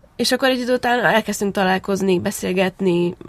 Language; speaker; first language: Hungarian; early bilingual, heritage; Hungarian